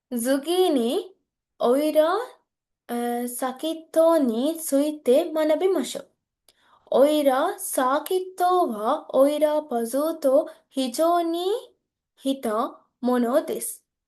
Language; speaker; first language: Japanese; non-native, learner; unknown